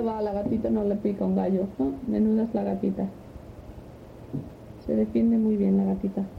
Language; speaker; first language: Spanish; native; Spanish